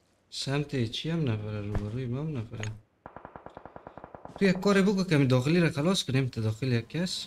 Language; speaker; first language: Persian; native; Persian